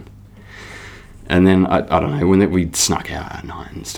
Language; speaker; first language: English; native; English